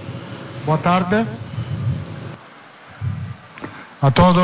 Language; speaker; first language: Portuguese; non-native, fluent; Italian